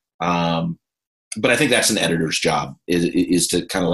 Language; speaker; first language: English; native; English